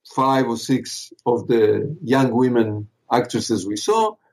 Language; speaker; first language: English; non-native, fluent; Hebrew